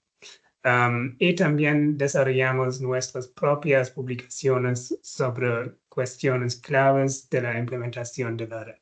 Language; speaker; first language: Spanish; non-native, fluent; German